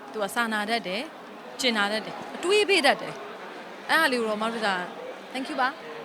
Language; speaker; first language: Burmese; native; Burmese